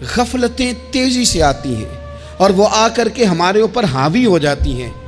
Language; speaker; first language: Urdu; non-native, local second language; Punjabi